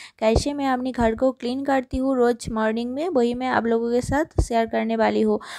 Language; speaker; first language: Hindi; non-native, local second language; Bangla